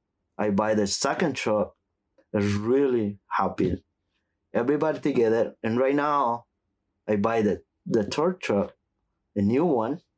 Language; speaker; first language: English; non-native, learner; Spanish